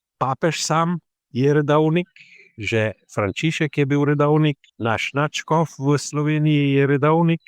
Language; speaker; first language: Slovenian; native; Slovenian